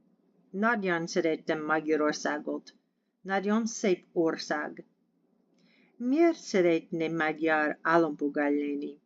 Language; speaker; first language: Hungarian; non-native, learner; English